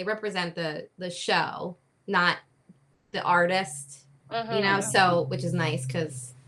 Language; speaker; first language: English; native; English